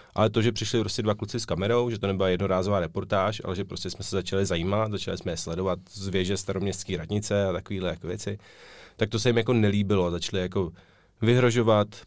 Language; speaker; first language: Czech; native; Czech